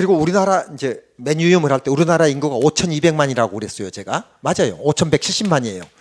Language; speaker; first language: Korean; native; Korean